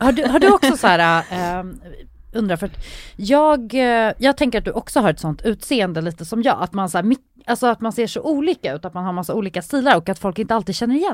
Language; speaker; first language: Swedish; native; Swedish